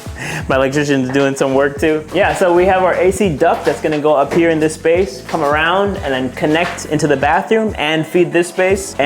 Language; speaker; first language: English; native; English